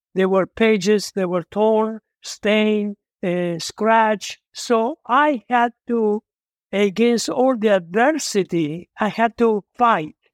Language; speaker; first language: English; non-native, fluent; Italian